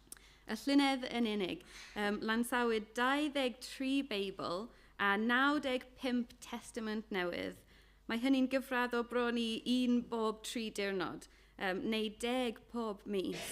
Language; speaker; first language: Welsh; non-native, fluent; English